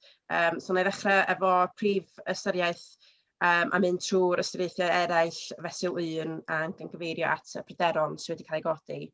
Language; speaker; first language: Welsh; native; Welsh